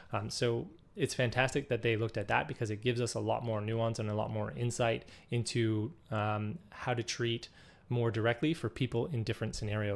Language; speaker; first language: English; native; English